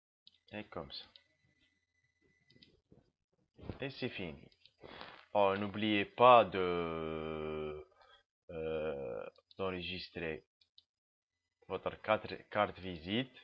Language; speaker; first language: French; non-native, local second language; Arabic